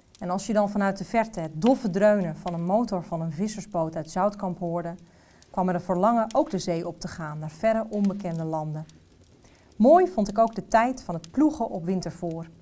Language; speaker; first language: Dutch; native; Dutch